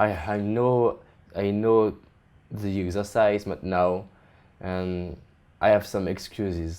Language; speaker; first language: English; non-native, fluent; French